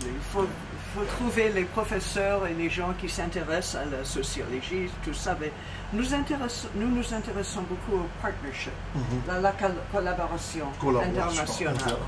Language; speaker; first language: French; non-native, fluent; English